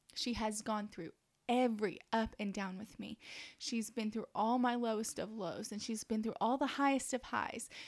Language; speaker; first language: English; native; English